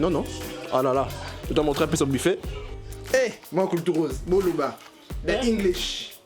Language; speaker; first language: French; native; French